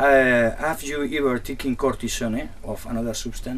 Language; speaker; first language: English; non-native, learner; Spanish